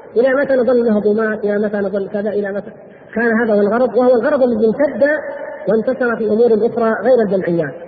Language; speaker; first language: Arabic; native; Arabic